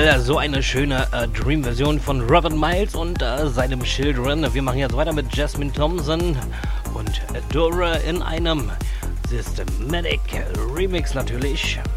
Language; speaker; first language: German; native; German